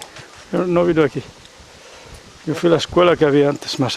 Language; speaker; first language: Spanish; native; Spanish